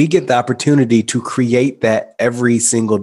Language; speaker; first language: English; native; English